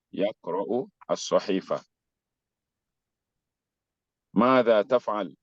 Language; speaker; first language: Arabic; non-native, fluent; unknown